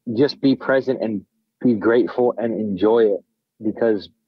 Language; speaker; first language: English; native; English